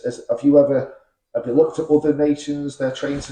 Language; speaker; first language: English; native; English